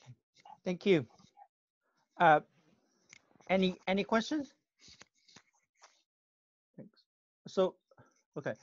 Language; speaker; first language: English; non-native, fluent; Chinese